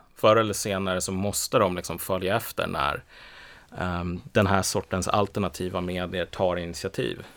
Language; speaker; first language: Swedish; native; Swedish